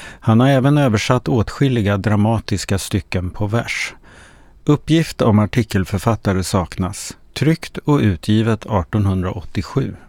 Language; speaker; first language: Swedish; native; Swedish